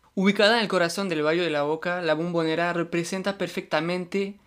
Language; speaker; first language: Spanish; non-native, fluent; French